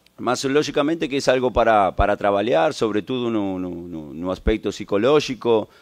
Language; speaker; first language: Portuguese; non-native, fluent; Spanish